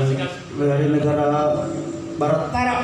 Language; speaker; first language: Indonesian; native; Indonesian